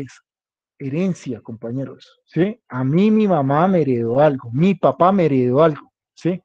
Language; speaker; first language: Spanish; native; Spanish